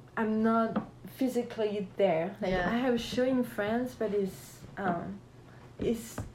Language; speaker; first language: English; non-native, fluent; French